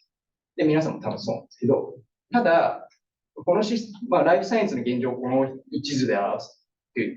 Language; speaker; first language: Japanese; native; Japanese